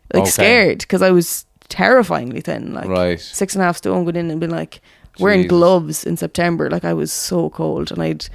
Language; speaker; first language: English; native; English